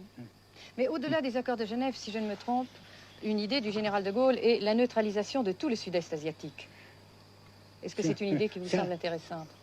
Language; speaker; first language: French; native; French